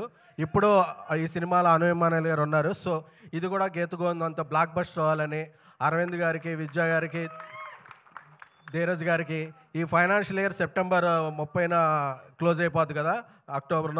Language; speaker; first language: Telugu; native; Telugu